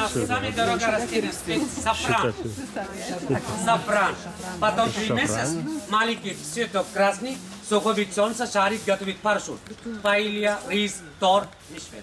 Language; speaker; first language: Russian; non-native, learner; Sinhala